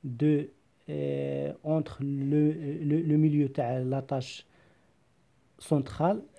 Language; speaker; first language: French; non-native, local second language; Arabic